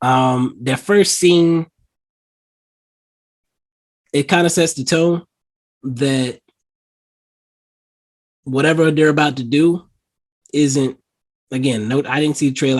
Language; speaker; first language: English; native; English